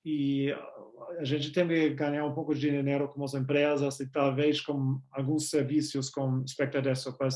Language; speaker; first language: Portuguese; non-native, fluent; German